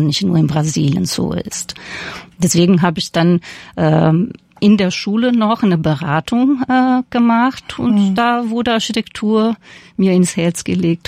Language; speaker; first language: German; non-native, fluent; Portuguese